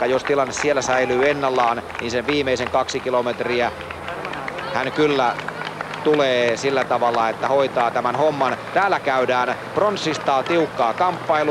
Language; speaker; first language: Finnish; native; Finnish